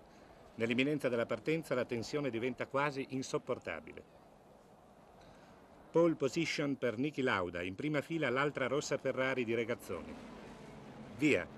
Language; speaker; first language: Italian; native; Italian